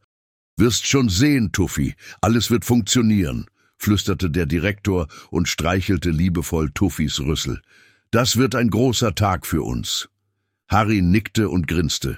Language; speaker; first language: German; native; German